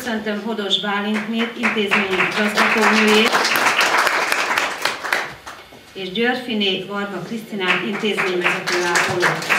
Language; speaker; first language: Hungarian; native; Hungarian